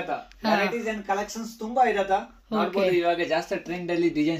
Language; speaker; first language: Kannada; non-native, local second language; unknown